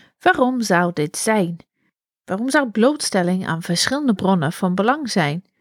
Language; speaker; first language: Dutch; non-native, fluent; English